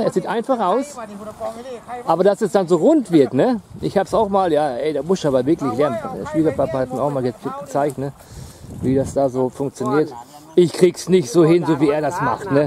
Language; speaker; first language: German; native; German